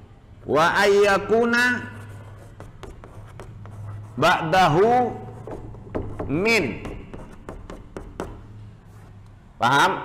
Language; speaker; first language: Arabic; non-native, fluent; Madurese